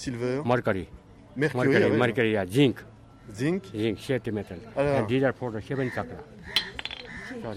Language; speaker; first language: English; non-native, learner; Nepali